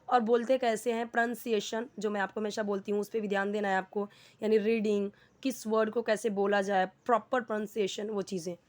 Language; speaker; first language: Hindi; native; Hindi